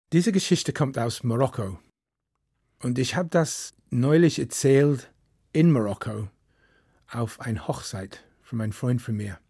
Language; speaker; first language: German; non-native, fluent; English